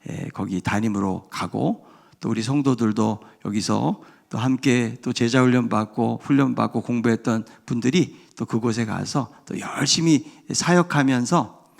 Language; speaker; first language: Korean; native; Korean